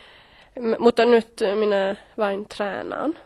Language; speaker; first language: Finnish; non-native, learner; Swedish